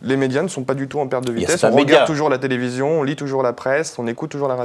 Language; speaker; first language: French; native; French